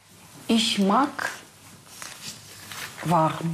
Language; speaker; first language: German; non-native, learner; Russian